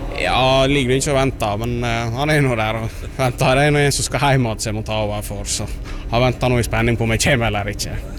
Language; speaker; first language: Norwegian; native; Norwegian